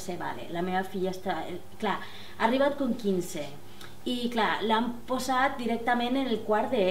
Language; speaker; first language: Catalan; non-native, learner; Spanish